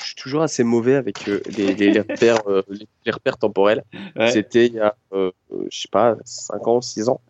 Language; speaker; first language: French; native; French